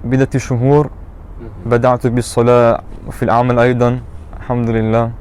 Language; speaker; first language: Arabic; non-native, learner; German